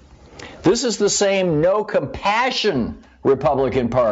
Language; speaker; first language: English; native; English